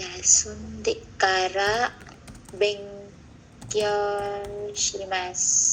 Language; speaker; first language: Japanese; non-native, learner; Cebuano